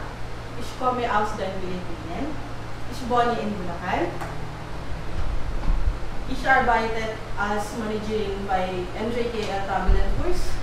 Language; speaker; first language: German; non-native, learner; Filipino